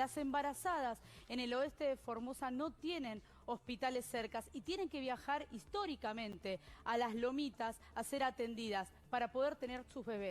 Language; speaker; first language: Spanish; native; Spanish